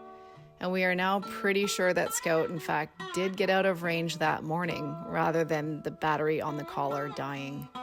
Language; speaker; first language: English; native; English